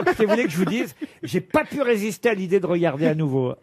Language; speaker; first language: French; native; French